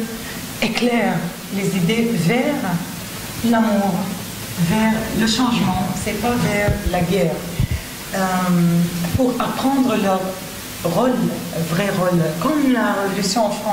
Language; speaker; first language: French; non-native, fluent; Arabic